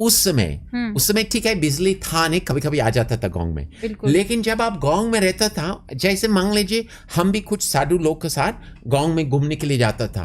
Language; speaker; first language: Hindi; non-native, fluent; English